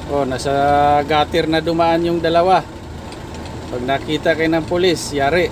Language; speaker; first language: Filipino; native; Filipino